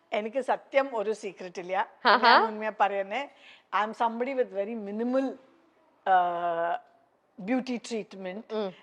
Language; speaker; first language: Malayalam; non-native, fluent; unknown